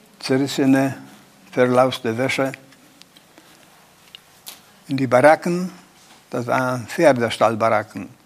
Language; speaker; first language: German; non-native, learner; Polish